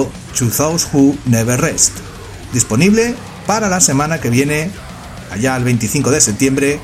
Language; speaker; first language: Spanish; native; Spanish